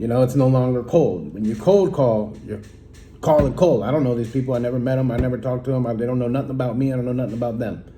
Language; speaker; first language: English; native; English